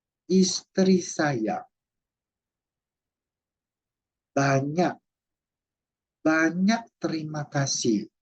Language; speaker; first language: Indonesian; non-native, fluent; Chinese